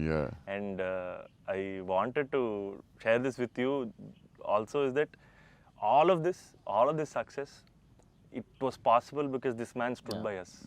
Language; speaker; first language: Telugu; native; Telugu